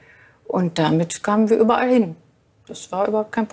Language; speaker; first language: German; native; German